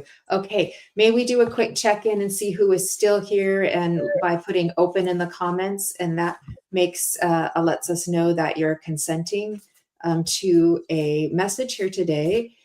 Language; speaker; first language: English; native; English